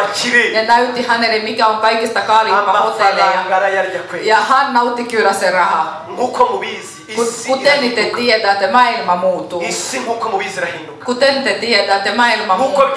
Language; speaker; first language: Finnish; non-native, fluent; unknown